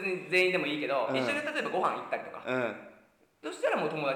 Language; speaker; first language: Japanese; native; Japanese